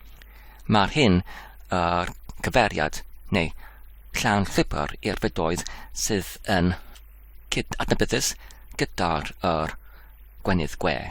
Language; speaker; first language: Welsh; non-native, learner; English